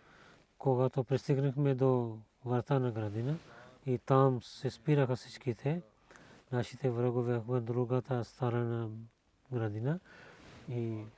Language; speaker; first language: Bulgarian; non-native, learner; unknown